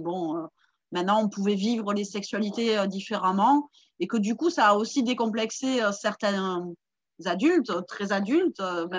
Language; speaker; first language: French; native; French